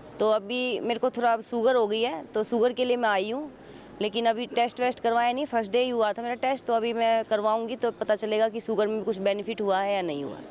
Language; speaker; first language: Hindi; native; Hindi